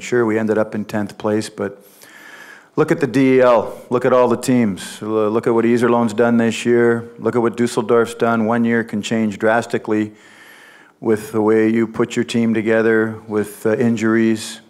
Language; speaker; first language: English; native; English